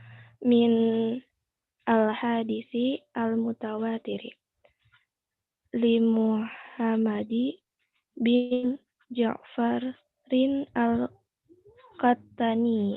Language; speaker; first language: Arabic; non-native, learner; Indonesian